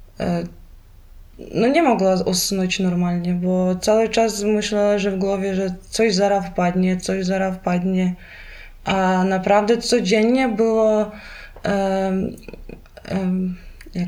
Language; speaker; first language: Polish; non-native, learner; Ukrainian